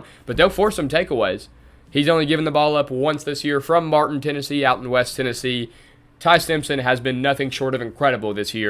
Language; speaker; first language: English; native; English